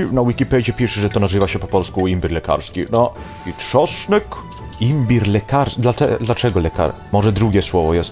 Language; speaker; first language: Polish; early bilingual, heritage; Polish